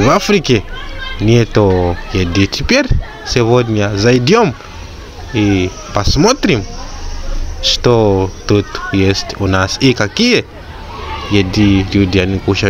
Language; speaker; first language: Russian; non-native, learner; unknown